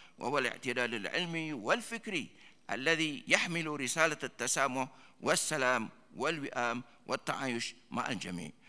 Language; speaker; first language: Arabic; non-native, fluent; Malay